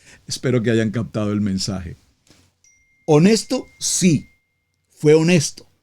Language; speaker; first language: Spanish; native; Spanish